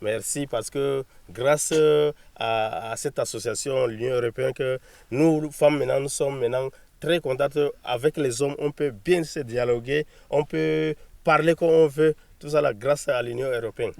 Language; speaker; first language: French; non-native, local second language; Fula